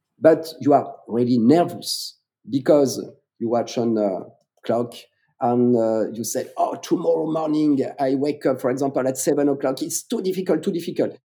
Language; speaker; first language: English; non-native, fluent; French